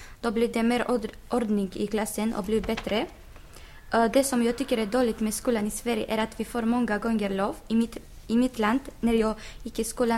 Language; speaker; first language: Swedish; non-native, learner; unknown